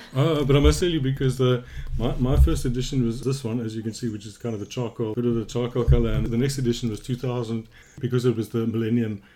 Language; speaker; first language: English; native; English